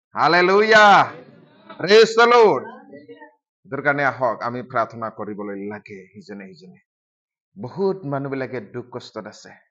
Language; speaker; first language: Assamese; non-native, local second language; Bodo